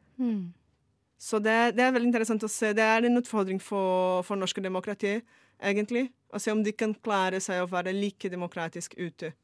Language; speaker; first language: Norwegian; non-native, fluent; Portuguese